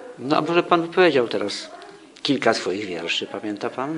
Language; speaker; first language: Polish; non-native, fluent; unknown